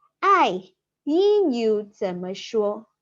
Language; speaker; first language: Chinese; non-native, fluent; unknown